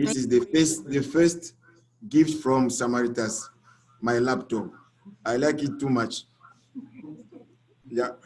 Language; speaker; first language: English; non-native, learner; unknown